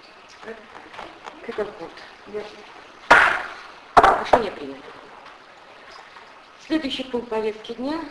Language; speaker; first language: Russian; native; Russian